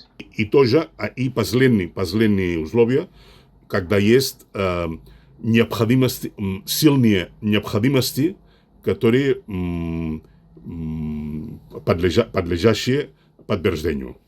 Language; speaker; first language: Russian; non-native, fluent; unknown